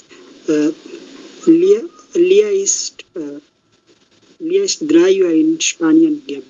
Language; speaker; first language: German; non-native, learner; Bangla